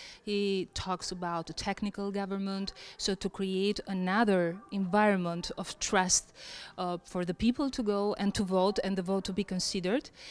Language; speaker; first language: English; non-native, fluent; Albanian